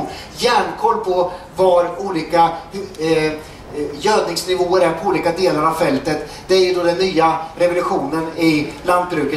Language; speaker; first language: Swedish; native; Swedish